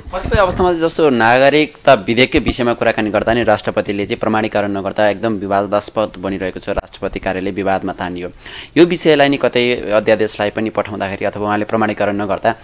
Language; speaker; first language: Nepali; native; Nepali